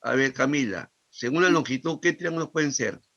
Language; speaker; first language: Spanish; native; Spanish